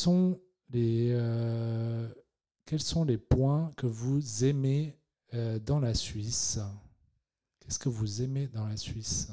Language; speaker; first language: French; native; French